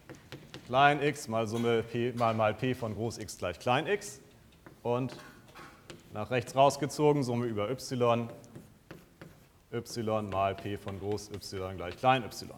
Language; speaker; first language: German; native; German